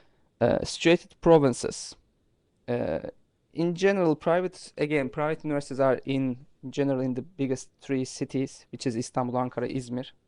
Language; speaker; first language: English; non-native, fluent; Turkish